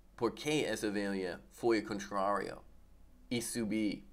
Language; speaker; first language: Portuguese; non-native, learner; English